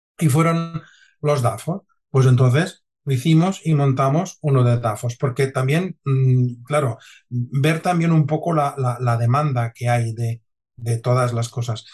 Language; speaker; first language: Spanish; non-native, local second language; Catalan